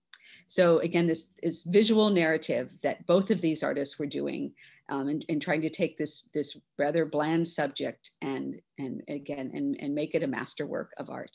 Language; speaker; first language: English; native; English